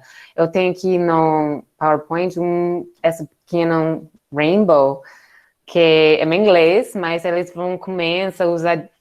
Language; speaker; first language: Portuguese; non-native, learner; English